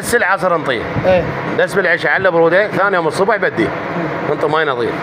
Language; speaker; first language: Arabic; native; Arabic